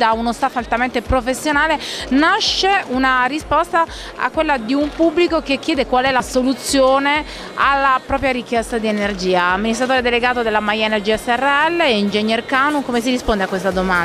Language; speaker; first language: Italian; native; Italian